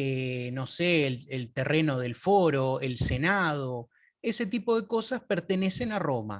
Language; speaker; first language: Spanish; native; Spanish